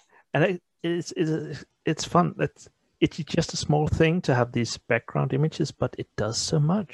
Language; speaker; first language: English; non-native, fluent; Danish